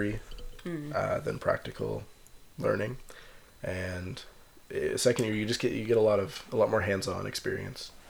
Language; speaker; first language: English; native; English